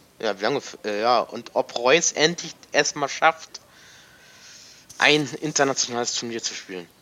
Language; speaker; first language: German; native; German